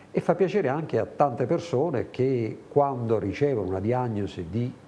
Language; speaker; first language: Italian; native; Italian